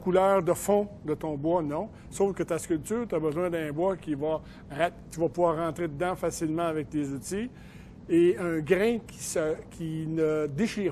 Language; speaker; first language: French; native; French